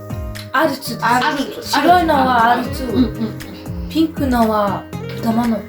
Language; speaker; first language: Japanese; non-native, learner; Mongolian